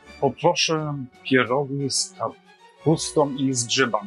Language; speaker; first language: Polish; non-native, learner; German